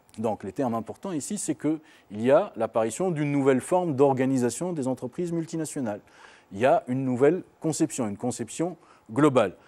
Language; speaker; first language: French; non-native, local second language; Arabic